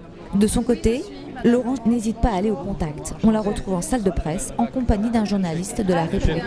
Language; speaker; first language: French; native; French